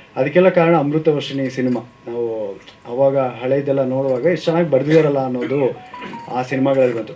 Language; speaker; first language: Kannada; native; Kannada